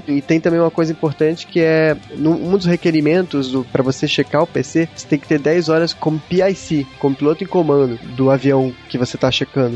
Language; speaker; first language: Portuguese; native; Portuguese